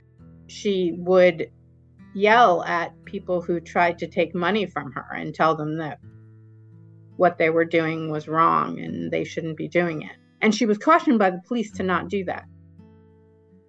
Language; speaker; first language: English; native; English